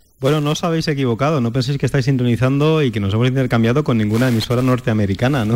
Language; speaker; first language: Spanish; native; Spanish